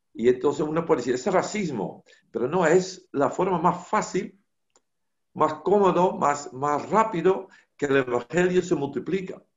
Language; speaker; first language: Spanish; non-native, fluent; Dutch